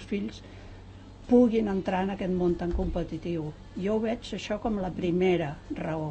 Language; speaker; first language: Catalan; native; Catalan